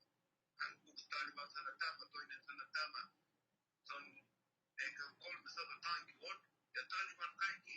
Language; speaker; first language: Finnish; non-native, learner; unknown